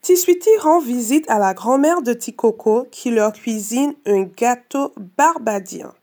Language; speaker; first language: French; non-native, fluent; English